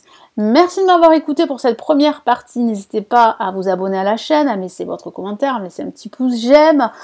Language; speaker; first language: French; native; French